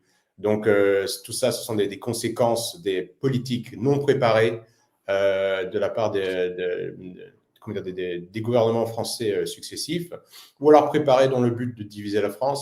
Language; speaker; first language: French; native; French